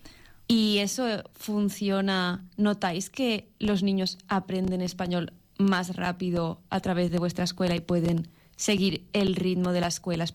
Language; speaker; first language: Spanish; non-native, learner; Chinese